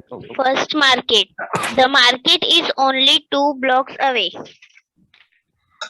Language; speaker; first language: English; non-native, learner; Hindi